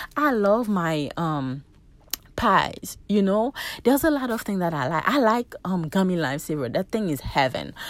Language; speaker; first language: English; non-native, fluent; Haitian Creole